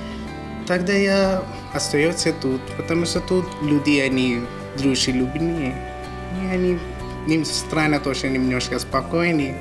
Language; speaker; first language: Russian; non-native, learner; Malayalam